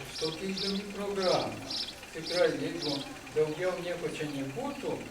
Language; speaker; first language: Lithuanian; non-native, local second language; Russian